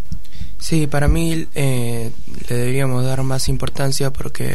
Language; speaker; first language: Spanish; early bilingual, other home language; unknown